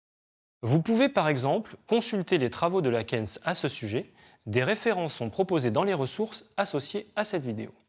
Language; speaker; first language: French; native; French